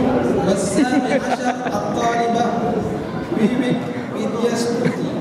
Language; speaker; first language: Arabic; non-native, fluent; Indonesian